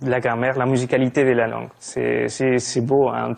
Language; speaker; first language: French; non-native, fluent; Spanish